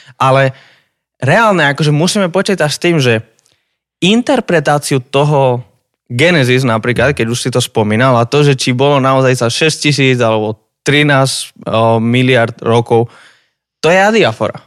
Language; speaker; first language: Slovak; native; Slovak